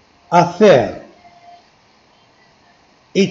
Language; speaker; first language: Spanish; non-native, fluent; Arabic